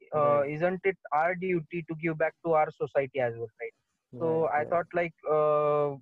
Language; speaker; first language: English; non-native, local second language; Marathi